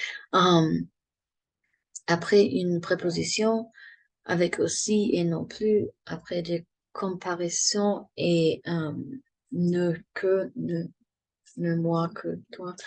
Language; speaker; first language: French; non-native, learner; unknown